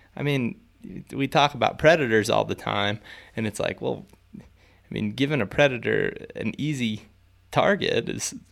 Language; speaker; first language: English; native; English